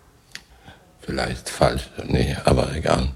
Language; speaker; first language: German; non-native, fluent; Swedish